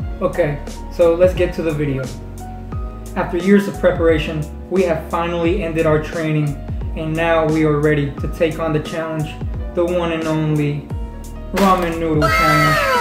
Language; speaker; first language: English; early bilingual, other home language; Spanish